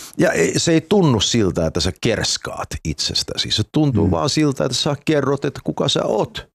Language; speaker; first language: Finnish; early bilingual, heritage; Finnish